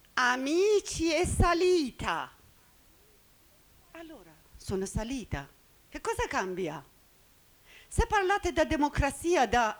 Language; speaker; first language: Italian; non-native, learner; Persian